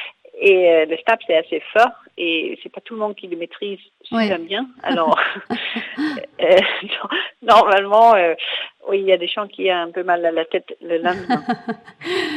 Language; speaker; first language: French; non-native, fluent; Danish